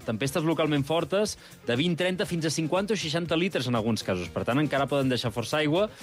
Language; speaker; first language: Catalan; native; Catalan